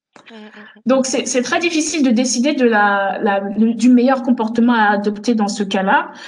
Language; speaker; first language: French; native; French